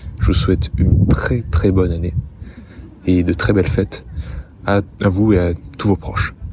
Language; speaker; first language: French; native; French